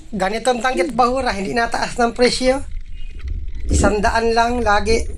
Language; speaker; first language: Filipino; non-native, local second language; Bikol